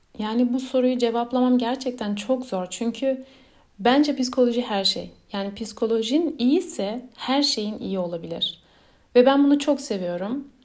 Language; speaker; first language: Turkish; early bilingual, heritage; Turkish